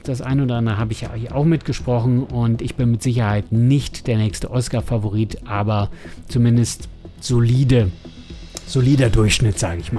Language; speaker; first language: German; native; German